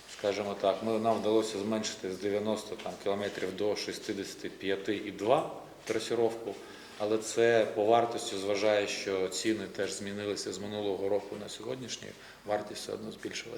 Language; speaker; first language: Ukrainian; native; Ukrainian